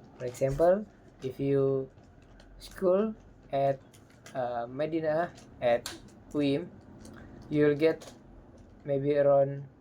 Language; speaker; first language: English; non-native, learner; Indonesian